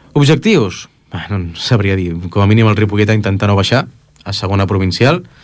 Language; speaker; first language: Catalan; native; Catalan